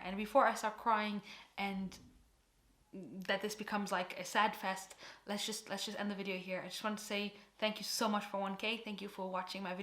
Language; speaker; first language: English; non-native, fluent; Portuguese